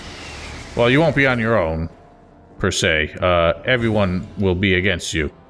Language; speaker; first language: English; native; English